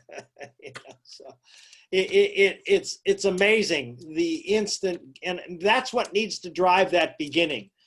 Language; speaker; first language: English; native; English